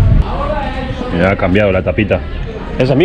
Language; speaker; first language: Spanish; native; Spanish